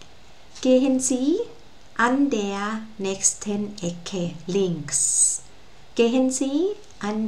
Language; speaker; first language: German; non-native, fluent; Thai